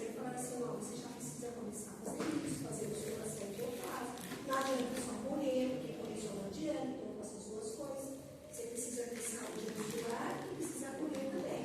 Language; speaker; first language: Portuguese; native; Portuguese